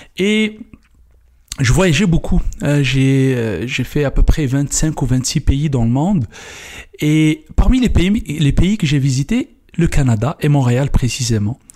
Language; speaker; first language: French; non-native, local second language; Kabyle